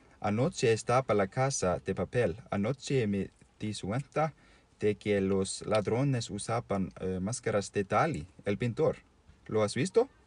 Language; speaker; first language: Spanish; non-native, learner; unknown